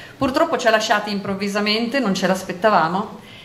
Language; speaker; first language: Italian; native; Italian